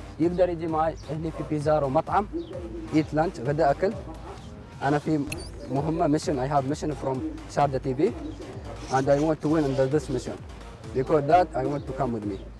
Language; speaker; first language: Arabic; native; Arabic